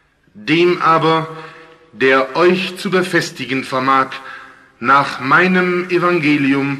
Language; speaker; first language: German; native; German